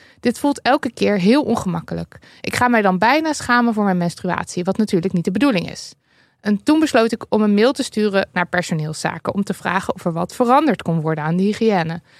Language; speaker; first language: Dutch; native; Dutch